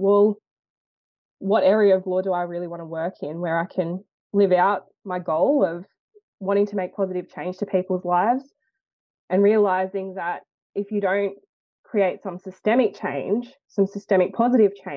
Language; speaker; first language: English; native; English